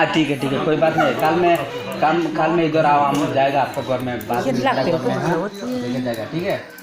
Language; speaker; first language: Hindi; non-native, local second language; Mizo